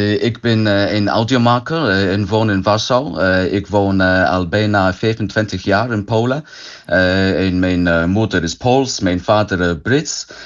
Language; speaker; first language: Dutch; non-native, learner; English